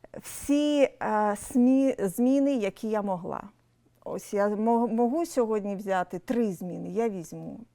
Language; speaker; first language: Ukrainian; non-native, local second language; Russian